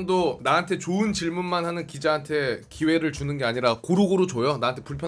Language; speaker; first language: Korean; native; Korean